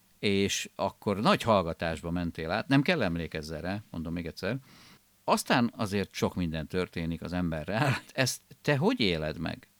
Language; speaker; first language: Hungarian; native; Hungarian